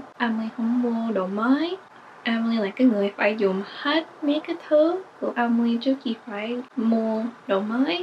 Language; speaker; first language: Vietnamese; early bilingual, heritage; English